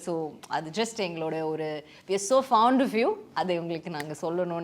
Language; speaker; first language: Tamil; native; Tamil